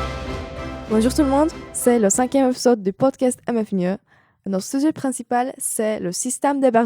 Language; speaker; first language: French; non-native, fluent; Turkish